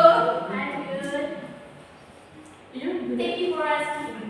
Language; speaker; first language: English; non-native, learner; Indonesian